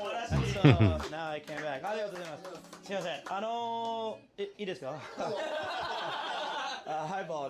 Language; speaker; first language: Japanese; non-native, learner; English